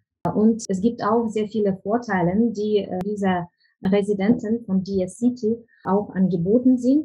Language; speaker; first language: German; non-native, fluent; Ukrainian